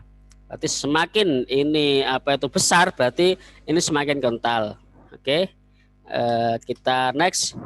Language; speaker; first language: Indonesian; native; Indonesian